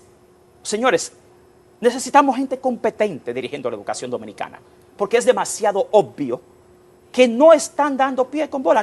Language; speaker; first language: Spanish; native; Spanish